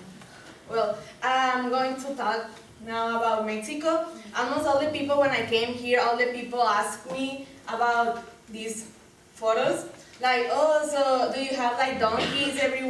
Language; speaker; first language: English; non-native, learner; Spanish